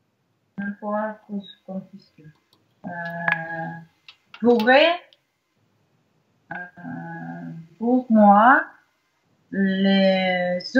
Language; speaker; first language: French; non-native, learner; Russian